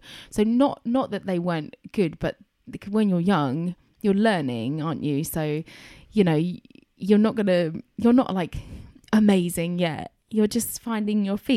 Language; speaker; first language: English; native; English